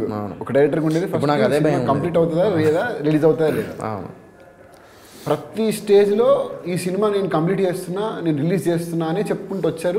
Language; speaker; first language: Telugu; native; Telugu